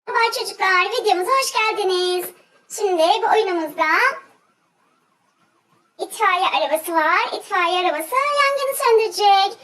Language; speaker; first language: Turkish; native; Turkish